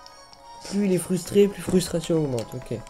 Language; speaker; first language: French; native; French